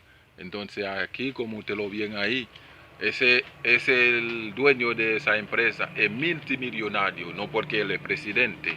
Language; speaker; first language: Spanish; non-native, learner; Haitian Creole